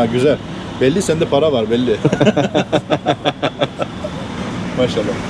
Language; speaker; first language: Turkish; native; Turkish